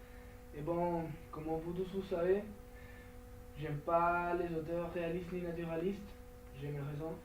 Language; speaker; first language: French; non-native, learner; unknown